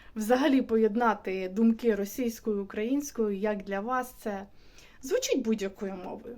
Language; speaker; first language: Ukrainian; non-native, local second language; Russian